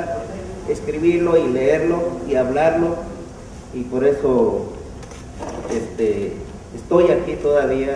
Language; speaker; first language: Spanish; non-native, local second language; Mixtepec Mixtec